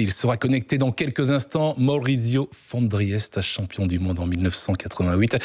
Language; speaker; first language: French; native; French